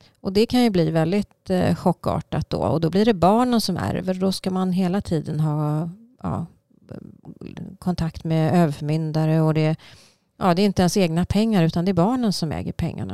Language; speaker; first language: Swedish; native; Swedish